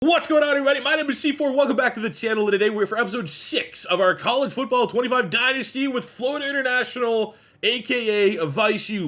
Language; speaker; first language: English; native; English